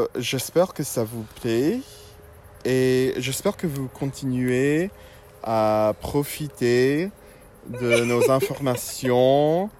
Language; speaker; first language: French; non-native, fluent; English